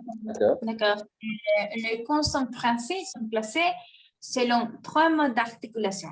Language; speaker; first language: French; non-native, learner; Spanish